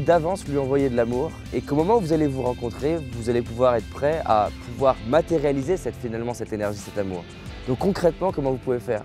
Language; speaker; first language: French; native; French